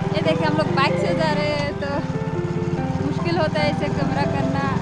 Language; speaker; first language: Hindi; non-native, local second language; Assamese